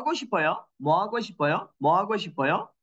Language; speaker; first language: Korean; non-native, fluent; Kyrgyz